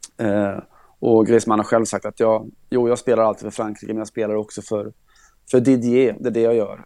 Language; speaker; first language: Swedish; native; Swedish